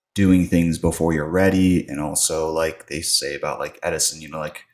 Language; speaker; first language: English; native; English